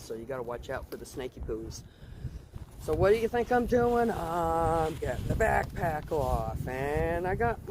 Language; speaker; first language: English; native; English